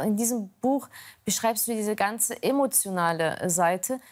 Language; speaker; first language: German; native; German